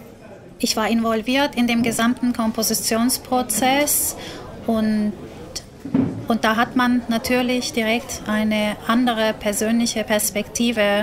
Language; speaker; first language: German; non-native, fluent; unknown